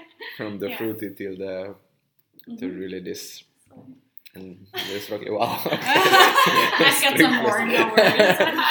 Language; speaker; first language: English; non-native, fluent; Hungarian